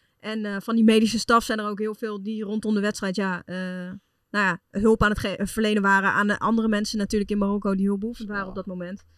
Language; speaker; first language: Dutch; native; Dutch